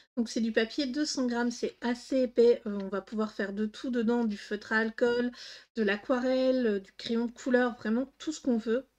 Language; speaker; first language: French; native; French